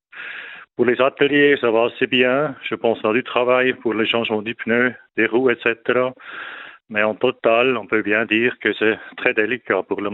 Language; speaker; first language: French; non-native, local second language; German